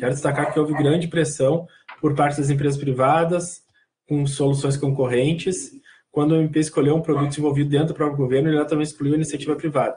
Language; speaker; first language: Portuguese; native; Portuguese